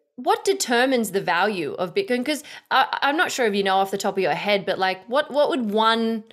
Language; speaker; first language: English; native; English